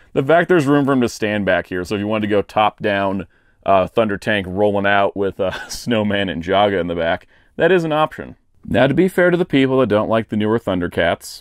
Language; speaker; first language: English; native; English